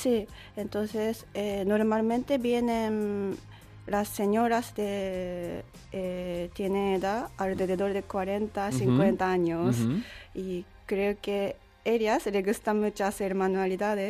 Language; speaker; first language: Spanish; non-native, learner; Japanese